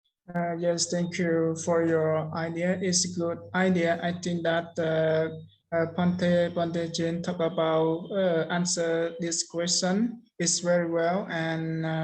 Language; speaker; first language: English; non-native, learner; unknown